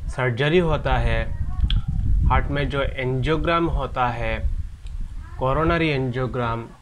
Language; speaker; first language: Hindi; non-native, local second language; Bangla